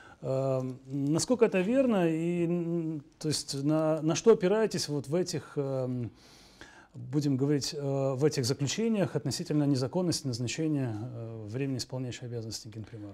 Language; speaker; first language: Russian; native; Russian